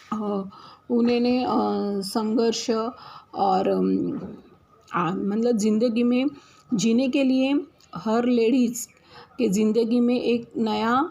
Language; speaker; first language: Hindi; non-native, local second language; Marathi